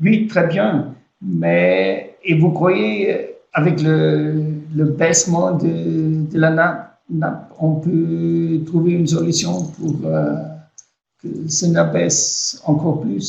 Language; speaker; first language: French; non-native, fluent; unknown